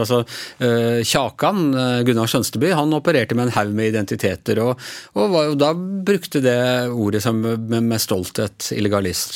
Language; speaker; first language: Norwegian; native; Norwegian